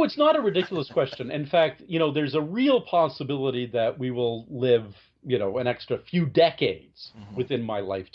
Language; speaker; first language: English; native; English